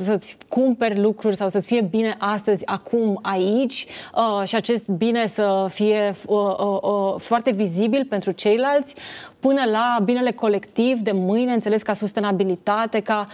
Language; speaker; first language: Romanian; native; Romanian